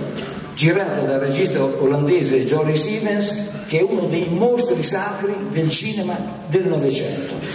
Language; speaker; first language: Italian; native; Italian